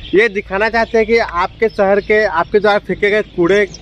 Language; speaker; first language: Hindi; non-native, local second language; Assamese